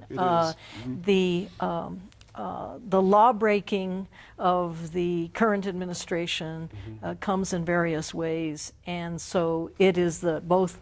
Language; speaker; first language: English; native; English